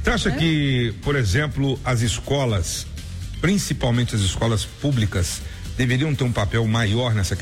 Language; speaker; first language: Portuguese; native; Portuguese